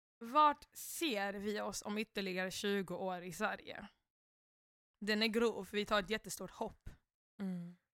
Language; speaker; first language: Swedish; early bilingual, other home language; Kinyarwanda